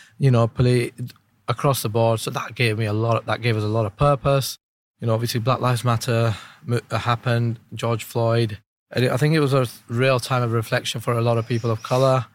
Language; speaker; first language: English; early bilingual, other home language; Urdu